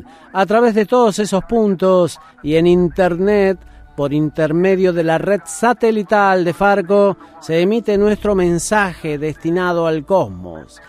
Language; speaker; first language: Spanish; native; Spanish